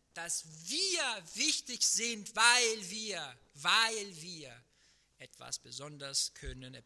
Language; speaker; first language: German; non-native, fluent; Portuguese